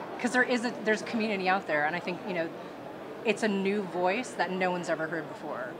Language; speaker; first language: English; native; English